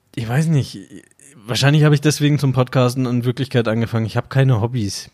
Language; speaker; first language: German; native; German